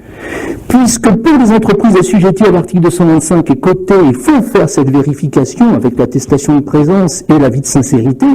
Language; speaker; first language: French; native; French